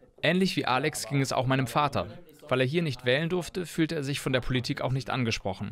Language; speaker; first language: German; native; German